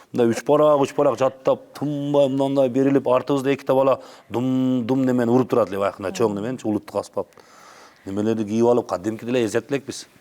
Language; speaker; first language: Kyrgyz; non-native, local second language; Uzbek